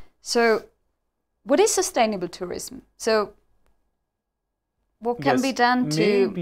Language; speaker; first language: English; non-native, fluent; German